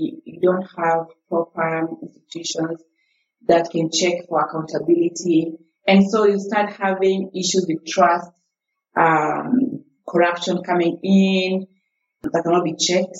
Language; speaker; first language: English; non-native, local second language; Arabic